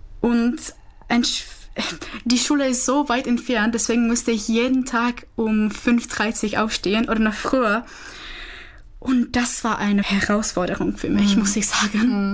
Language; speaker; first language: German; non-native, fluent; Czech